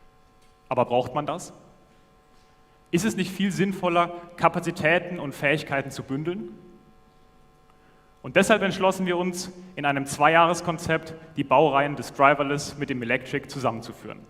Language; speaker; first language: German; native; German